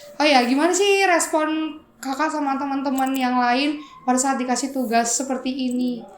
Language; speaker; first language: Indonesian; native; Indonesian